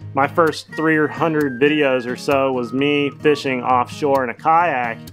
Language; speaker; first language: English; native; English